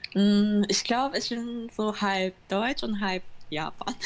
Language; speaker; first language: German; early bilingual, other home language; Japanese